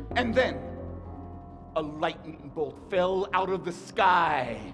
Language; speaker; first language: English; early bilingual, other home language; Spanish